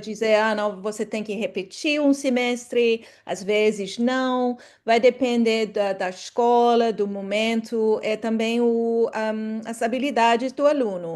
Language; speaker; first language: Portuguese; non-native, fluent; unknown